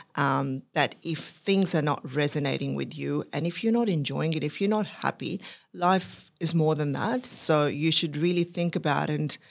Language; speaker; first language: English; non-native, local second language; Urdu